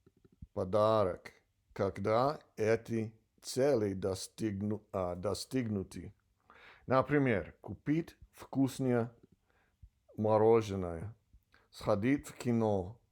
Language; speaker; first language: Russian; non-native, learner; English